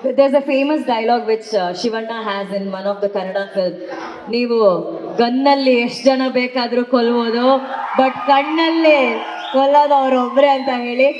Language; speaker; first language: Kannada; native; Kannada